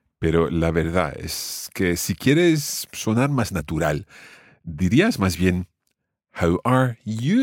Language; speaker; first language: Spanish; non-native, fluent; English